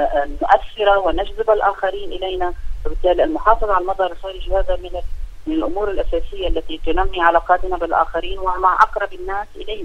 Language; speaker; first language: Arabic; native; Arabic